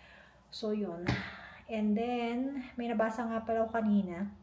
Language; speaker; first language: Filipino; native; Filipino